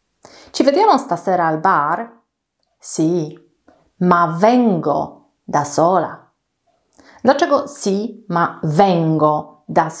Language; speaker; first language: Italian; non-native, fluent; Polish